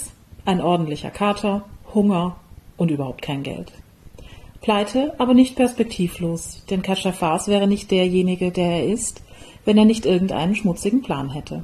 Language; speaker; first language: German; native; German